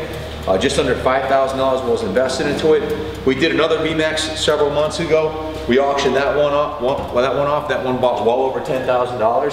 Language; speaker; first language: English; native; English